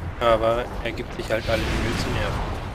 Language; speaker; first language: German; native; German